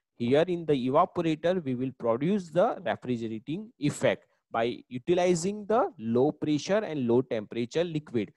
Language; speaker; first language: English; non-native, local second language; Gujarati